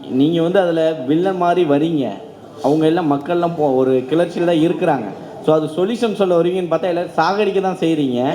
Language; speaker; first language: Tamil; native; Tamil